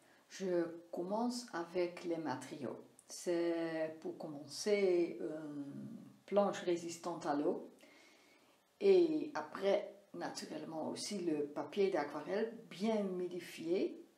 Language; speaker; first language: French; non-native, fluent; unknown